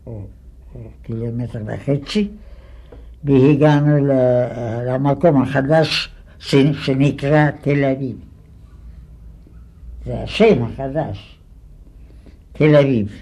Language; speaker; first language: Hebrew; non-native, fluent; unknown